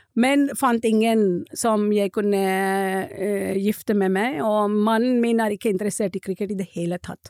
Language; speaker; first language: Norwegian; non-native, fluent; Marathi